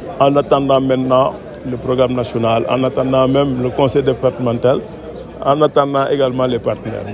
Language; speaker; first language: French; non-native, local second language; Wolof